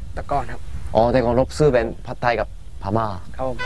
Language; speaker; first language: Thai; non-native, fluent; Japanese